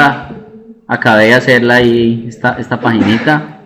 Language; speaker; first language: Spanish; native; Spanish